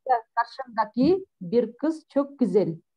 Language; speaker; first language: Turkish; non-native, learner; Kyrgyz